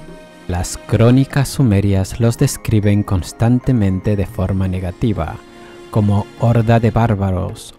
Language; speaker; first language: Spanish; native; Spanish